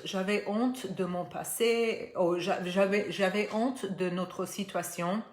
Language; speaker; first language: French; non-native, fluent; Spanish